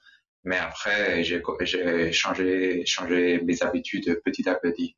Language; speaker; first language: French; non-native, learner; Chinese